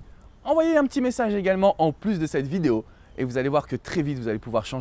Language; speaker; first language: French; native; French